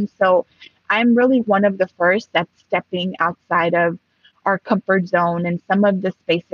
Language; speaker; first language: English; early bilingual, other home language; Spanish